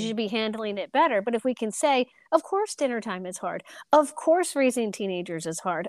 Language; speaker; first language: English; native; English